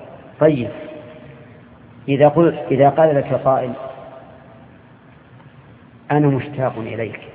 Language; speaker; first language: Arabic; native; Arabic